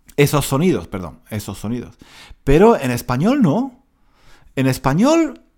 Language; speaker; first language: Spanish; native; Spanish